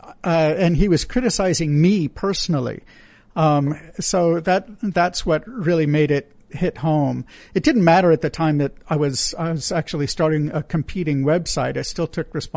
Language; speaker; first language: English; native; English